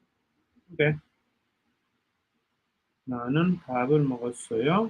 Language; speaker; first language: Korean; non-native, learner; Italian